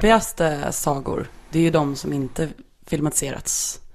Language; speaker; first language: Swedish; native; Swedish